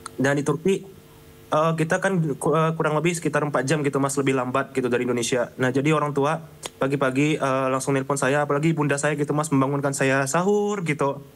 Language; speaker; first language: Indonesian; native; Indonesian